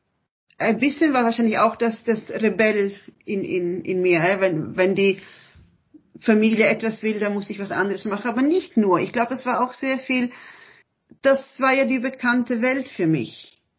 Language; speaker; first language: German; early bilingual, other home language; Italian